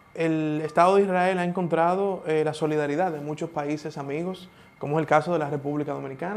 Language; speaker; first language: Spanish; native; Spanish